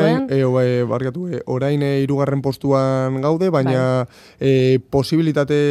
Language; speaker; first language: Basque; non-native, local second language; Spanish